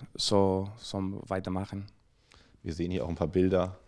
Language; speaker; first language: German; non-native, learner; Spanish